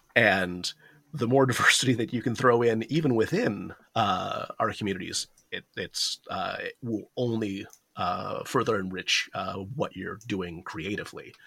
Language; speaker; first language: English; early bilingual, other home language; Japanese